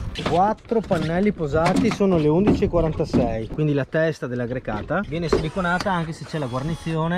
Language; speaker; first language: Italian; native; Italian